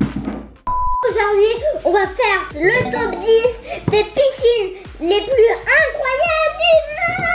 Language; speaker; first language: French; native; French